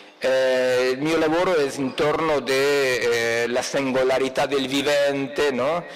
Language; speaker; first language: Italian; non-native, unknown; Spanish